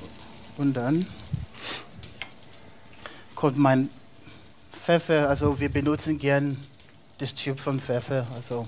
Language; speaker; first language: German; non-native, fluent; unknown